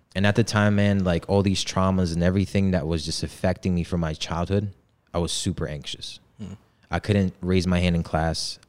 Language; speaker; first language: English; early bilingual, other home language; Polish